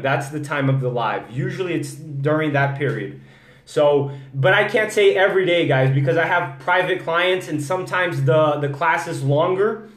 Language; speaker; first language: English; non-native, fluent; Portuguese